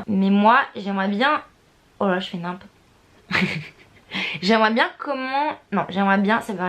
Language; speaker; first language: French; native; French